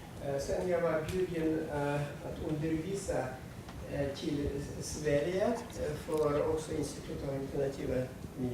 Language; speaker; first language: Swedish; non-native, fluent; Russian